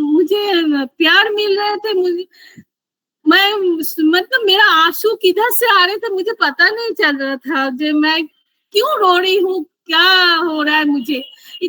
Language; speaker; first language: Hindi; non-native, local second language; Bangla